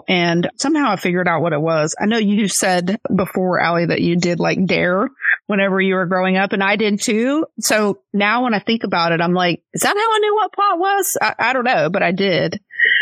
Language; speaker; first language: English; native; English